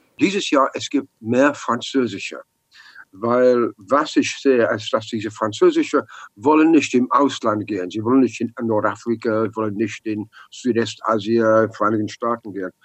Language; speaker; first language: German; non-native, learner; English